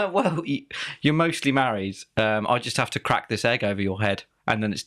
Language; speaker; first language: English; native; English